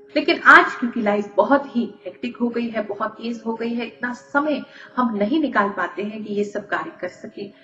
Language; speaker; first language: Hindi; native; Hindi